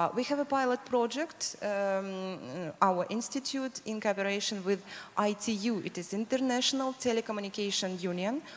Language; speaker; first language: English; non-native, fluent; Russian